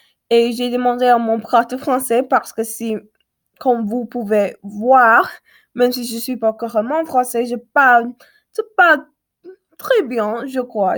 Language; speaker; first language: French; non-native, learner; English